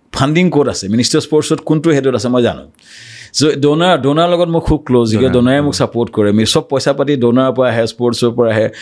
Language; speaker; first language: Assamese; native; Assamese